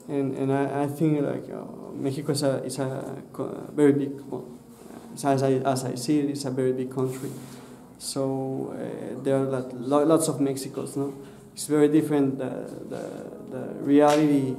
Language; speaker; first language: English; non-native, fluent; Spanish